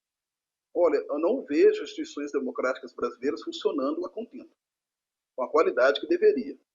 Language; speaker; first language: Portuguese; native; Portuguese